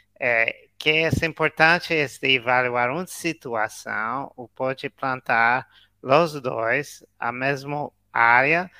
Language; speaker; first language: Portuguese; non-native, learner; English